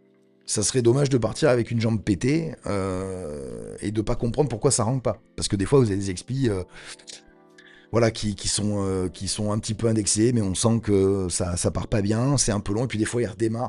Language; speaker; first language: French; native; French